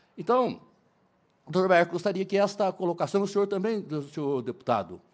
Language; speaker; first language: Portuguese; native; Portuguese